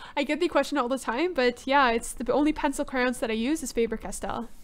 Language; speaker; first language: English; native; English